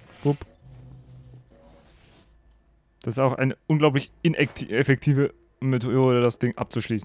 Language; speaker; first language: German; native; German